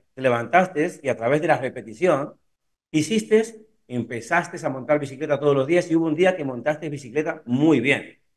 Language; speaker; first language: Spanish; native; Spanish